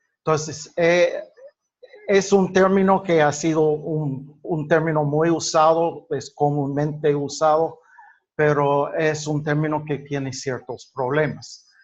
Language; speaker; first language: Spanish; non-native, fluent; English